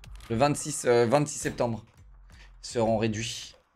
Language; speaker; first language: French; native; French